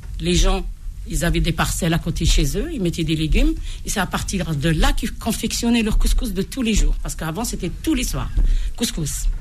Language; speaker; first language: French; non-native, local second language; Arabic